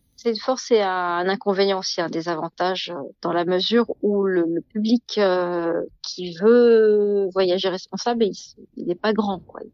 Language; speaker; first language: French; native; French